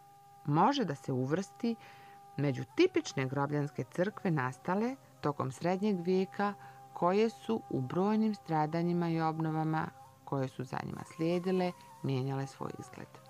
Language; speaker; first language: Croatian; native; Croatian